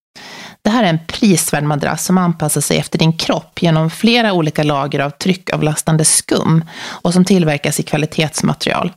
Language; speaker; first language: Swedish; native; Swedish